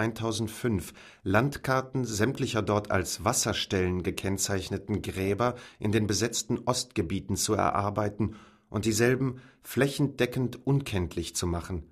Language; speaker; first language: German; native; German